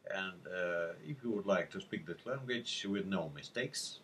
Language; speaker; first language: English; non-native, fluent; Russian